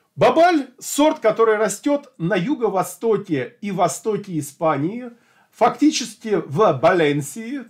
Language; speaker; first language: Russian; native; Russian